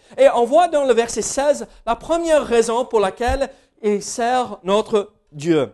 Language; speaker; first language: French; non-native, fluent; English